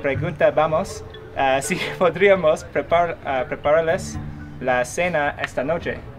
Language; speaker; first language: Spanish; non-native, learner; English